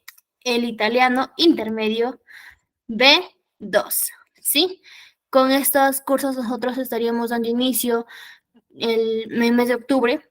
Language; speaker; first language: Spanish; native; Spanish